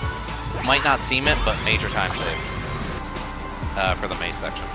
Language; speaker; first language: English; native; English